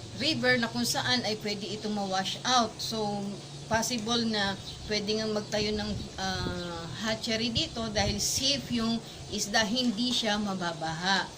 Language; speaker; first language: Filipino; non-native, local second language; Iloko